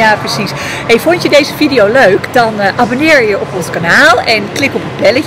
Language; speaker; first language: Dutch; native; Dutch